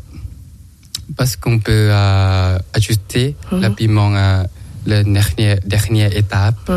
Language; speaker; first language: French; non-native, learner; Thai